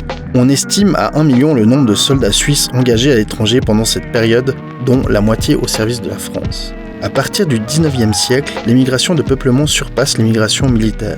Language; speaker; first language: French; native; French